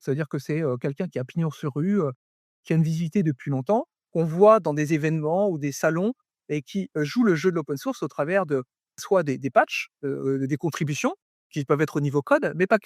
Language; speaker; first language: French; native; French